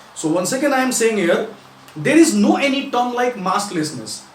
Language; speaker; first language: English; non-native, local second language; Nepali